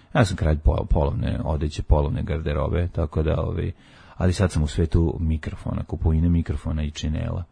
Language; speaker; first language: Serbian; native; Serbian